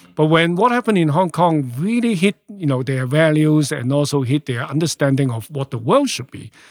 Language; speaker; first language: English; non-native, local second language; Cantonese